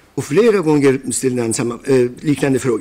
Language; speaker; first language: Swedish; non-native, fluent; Persian